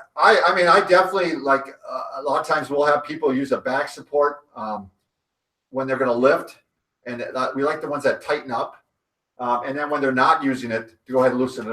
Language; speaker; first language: English; native; English